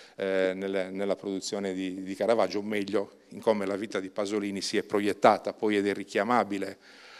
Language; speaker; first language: Italian; native; Italian